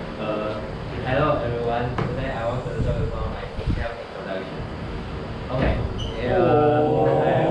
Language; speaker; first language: English; non-native, learner; Chinese